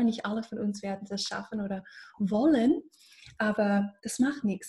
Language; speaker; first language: German; non-native, fluent; English